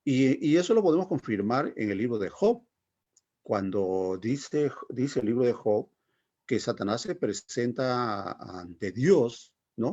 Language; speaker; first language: Spanish; native; Spanish